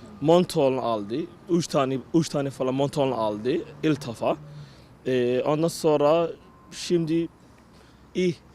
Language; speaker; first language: Turkish; non-native, learner; Somali